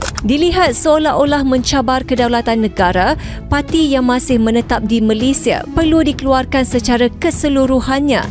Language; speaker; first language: Malay; native; Malay